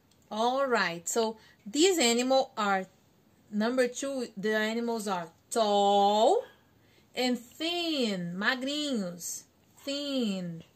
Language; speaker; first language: English; non-native, fluent; Portuguese